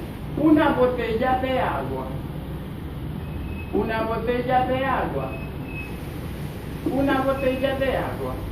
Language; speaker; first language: Spanish; non-native, fluent; Haitian Creole